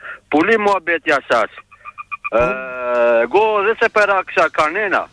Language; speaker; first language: Greek; non-native, learner; Albanian